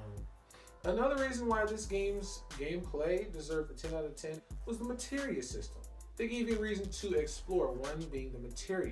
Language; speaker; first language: English; native; English